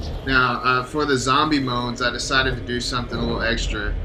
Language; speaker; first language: English; native; English